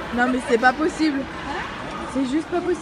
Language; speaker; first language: French; native; French